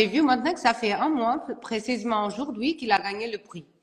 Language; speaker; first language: French; non-native, learner; Portuguese